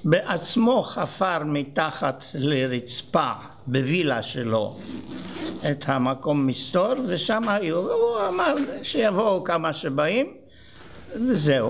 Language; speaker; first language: Hebrew; non-native, fluent; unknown